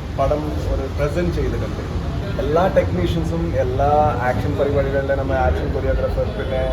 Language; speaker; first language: Malayalam; non-native, learner; Kannada